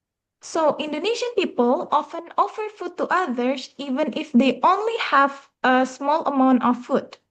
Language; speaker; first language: English; non-native, fluent; Indonesian